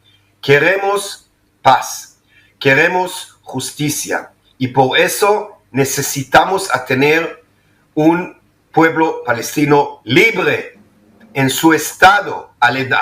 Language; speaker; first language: Spanish; non-native, fluent; Hebrew